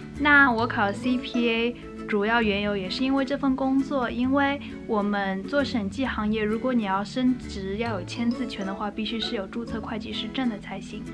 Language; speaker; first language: Chinese; native; Chinese